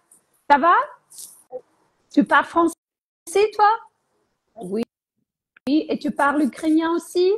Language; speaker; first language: French; non-native, fluent; Ukrainian